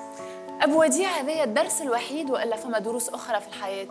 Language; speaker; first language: Arabic; native; Arabic